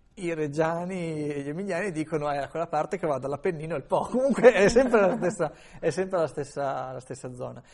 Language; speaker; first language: Italian; native; Italian